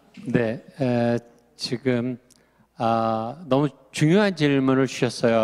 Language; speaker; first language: Korean; native; Korean